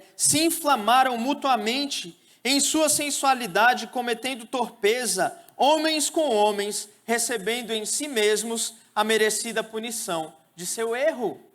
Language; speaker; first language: Portuguese; native; Portuguese